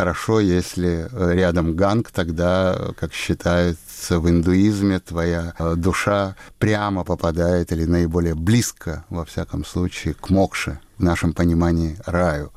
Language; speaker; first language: Russian; native; Russian